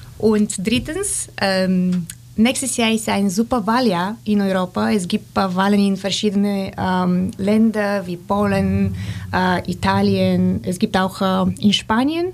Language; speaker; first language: German; non-native, fluent; Bulgarian